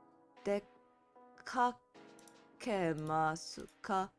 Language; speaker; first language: Japanese; non-native, learner; English